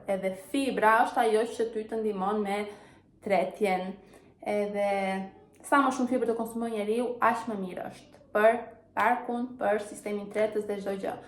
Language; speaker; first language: Albanian; early bilingual, heritage; Albanian